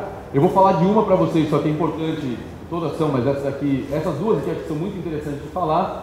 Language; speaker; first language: Portuguese; native; Portuguese